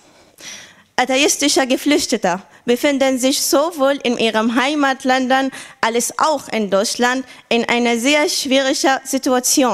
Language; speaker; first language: German; non-native, learner; Arabic